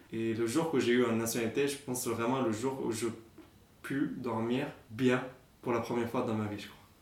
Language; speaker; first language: French; non-native, fluent; Arabic